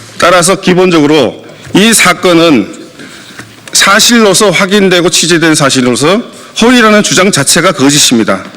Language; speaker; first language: Korean; native; Korean